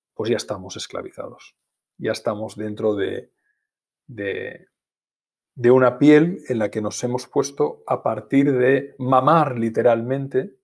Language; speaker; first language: Spanish; native; Spanish